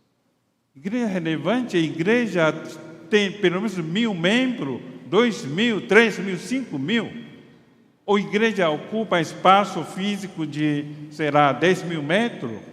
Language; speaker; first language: Portuguese; non-native, fluent; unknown